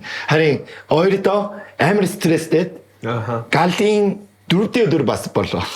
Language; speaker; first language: Mongolian; non-native, fluent; Korean